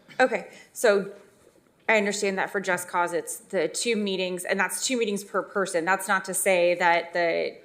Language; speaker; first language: English; native; English